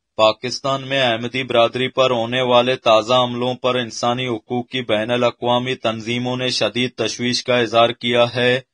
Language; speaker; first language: Urdu; non-native, local second language; Baluchi